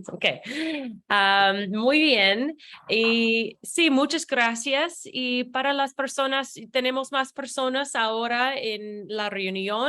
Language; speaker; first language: Spanish; non-native, fluent; English